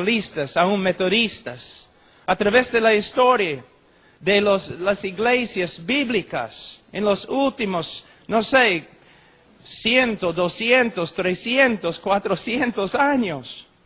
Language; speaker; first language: Spanish; non-native, fluent; English